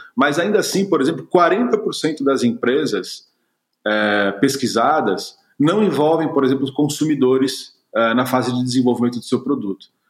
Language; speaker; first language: Portuguese; native; Portuguese